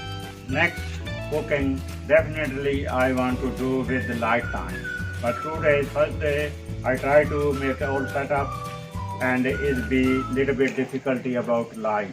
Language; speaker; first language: English; non-native, learner; Punjabi